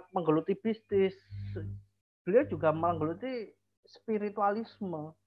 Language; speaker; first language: Indonesian; native; Indonesian